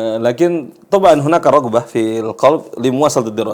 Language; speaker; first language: Arabic; non-native, fluent; Indonesian